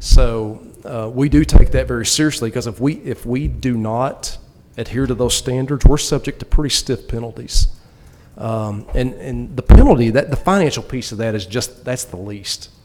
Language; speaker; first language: English; native; English